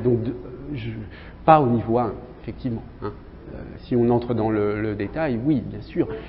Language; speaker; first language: French; native; French